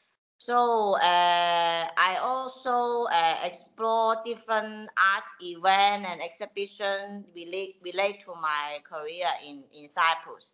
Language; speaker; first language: English; non-native, local second language; Cantonese